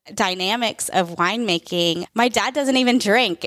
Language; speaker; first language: English; early bilingual, other home language; Telugu